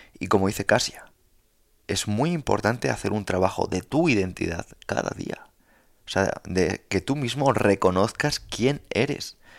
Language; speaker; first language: Spanish; native; Spanish